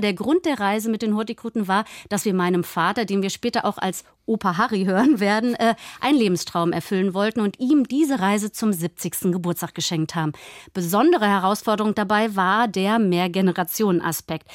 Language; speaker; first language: German; native; German